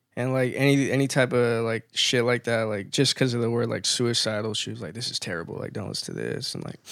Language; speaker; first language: English; early bilingual, other home language; Spanish